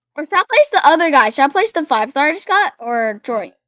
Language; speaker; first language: English; native; English